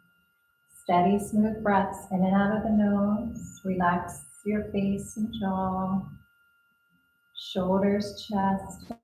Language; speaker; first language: English; native; English